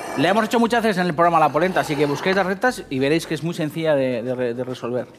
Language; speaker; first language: Spanish; native; Spanish